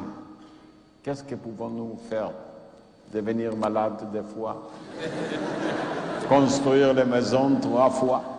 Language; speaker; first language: French; non-native, fluent; Yiddish